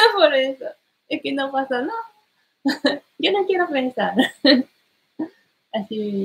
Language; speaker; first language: Spanish; non-native, learner; Japanese